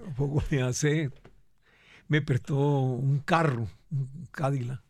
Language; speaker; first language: Spanish; native; Spanish